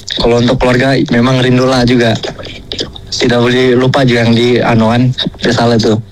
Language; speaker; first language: Malay; native; Malay